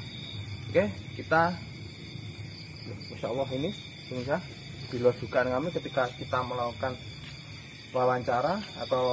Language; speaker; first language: Indonesian; native; Indonesian